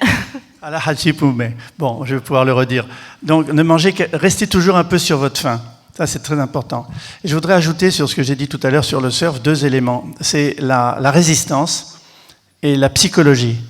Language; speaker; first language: French; native; French